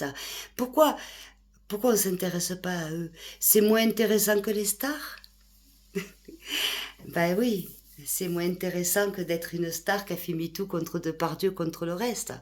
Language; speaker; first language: French; native; French